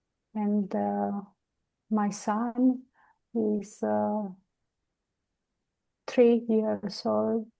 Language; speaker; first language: English; non-native, learner; Romanian